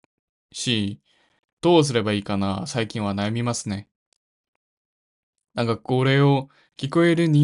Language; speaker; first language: Japanese; non-native, learner; Korean